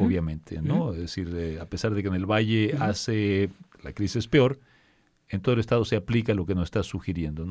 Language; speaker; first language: Spanish; native; Spanish